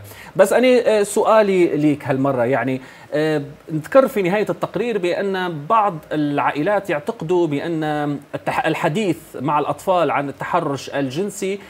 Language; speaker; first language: Arabic; native; Arabic